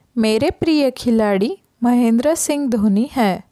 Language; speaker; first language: Hindi; non-native, local second language; Marathi